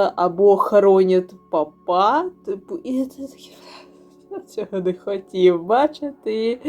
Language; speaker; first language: Ukrainian; non-native, local second language; Russian